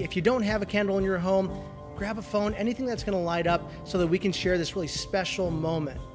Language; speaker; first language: English; native; English